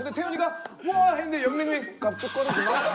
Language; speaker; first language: Korean; native; Korean